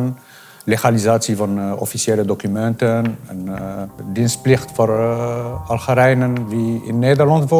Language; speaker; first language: Dutch; non-native, fluent; Arabic